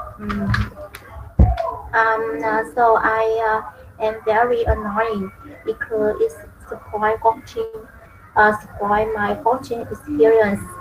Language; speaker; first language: English; non-native, learner; Vietnamese